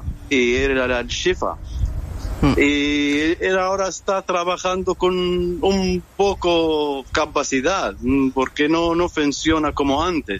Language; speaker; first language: Spanish; non-native, fluent; Arabic